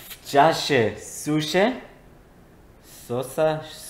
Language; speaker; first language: Polish; non-native, learner; Hebrew